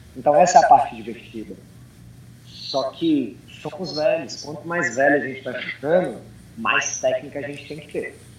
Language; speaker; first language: Portuguese; early bilingual, heritage; Portuguese